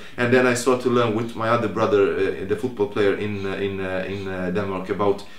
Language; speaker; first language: English; non-native, fluent; Croatian